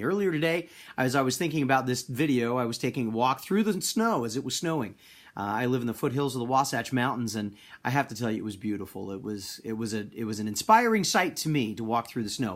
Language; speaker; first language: English; native; English